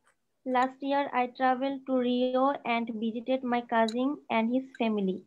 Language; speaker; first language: English; non-native, learner; Bangla